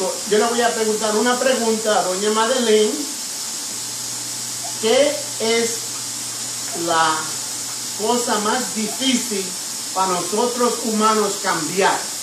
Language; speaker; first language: Spanish; early bilingual, heritage; Spanish